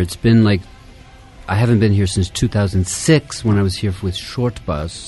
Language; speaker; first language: English; native; English